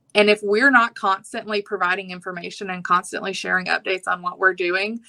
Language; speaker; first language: English; native; English